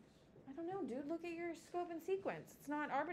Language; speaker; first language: English; native; English